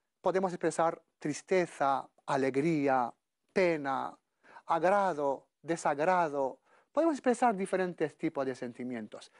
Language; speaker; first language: Spanish; non-native, fluent; Arabic